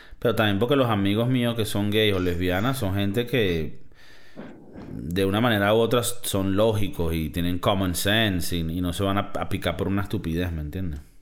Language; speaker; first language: Spanish; native; Spanish